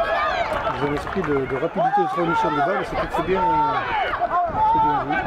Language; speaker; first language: French; native; French